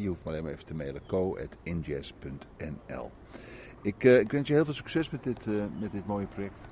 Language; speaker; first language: Dutch; native; Dutch